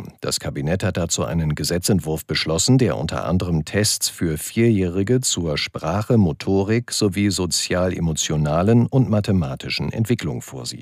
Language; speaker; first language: German; native; German